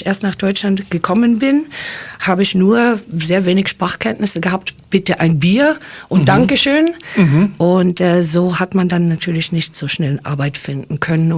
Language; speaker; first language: German; non-native, fluent; English